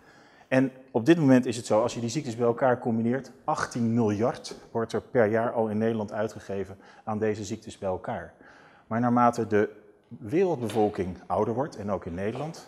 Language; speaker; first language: Dutch; native; Dutch